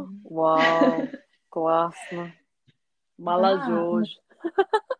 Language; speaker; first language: Russian; non-native, learner; Korean